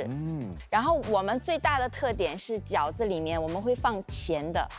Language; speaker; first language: Chinese; native; Chinese